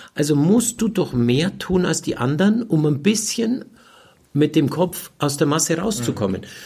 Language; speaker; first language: German; native; German